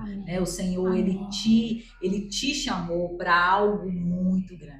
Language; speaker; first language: Portuguese; native; Portuguese